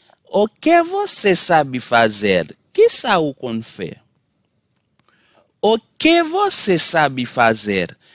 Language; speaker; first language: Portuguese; non-native, fluent; Haitian Creole